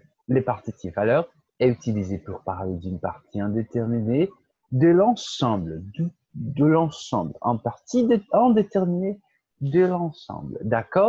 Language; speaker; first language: French; non-native, fluent; Portuguese